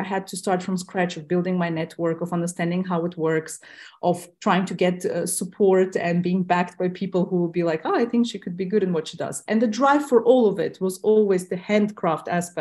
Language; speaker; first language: English; non-native, fluent; Russian